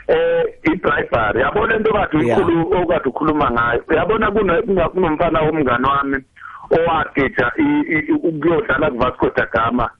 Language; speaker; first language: Zulu; non-native, local second language; South Ndebele